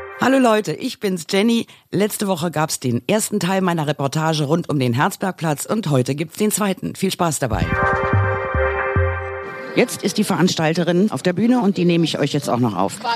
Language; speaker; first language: German; native; German